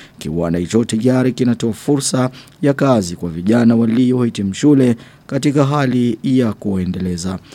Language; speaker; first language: Swahili; non-native, local second language; Rundi